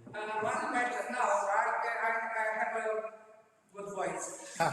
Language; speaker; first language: English; non-native, learner; Romanian